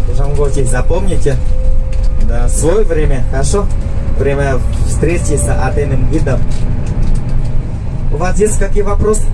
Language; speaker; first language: Russian; non-native, learner; Vietnamese